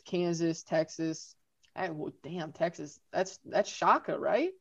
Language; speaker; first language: English; native; English